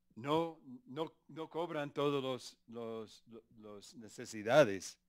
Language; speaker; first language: Spanish; early bilingual, other home language; English